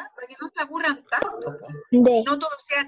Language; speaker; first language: Spanish; native; Spanish